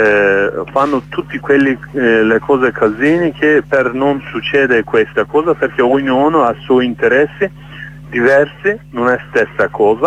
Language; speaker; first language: Italian; non-native, learner; Kurdish